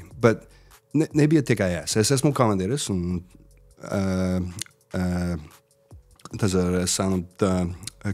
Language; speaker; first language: Latvian; non-native, learner; English